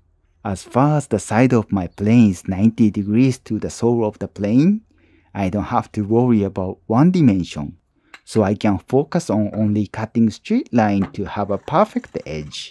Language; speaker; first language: English; non-native, fluent; Japanese